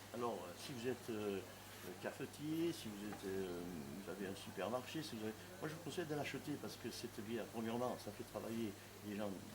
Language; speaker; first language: French; native; French